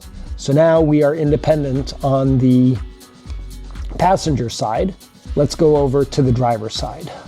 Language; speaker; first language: English; native; English